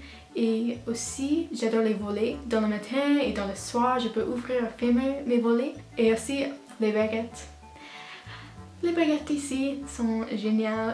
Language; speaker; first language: French; non-native, learner; English